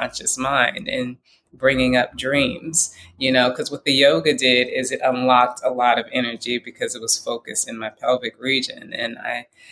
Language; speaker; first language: English; native; English